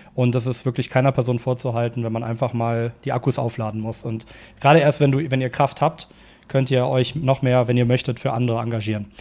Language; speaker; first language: German; native; German